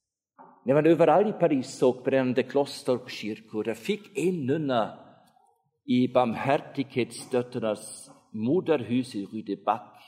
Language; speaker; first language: Swedish; non-native, fluent; German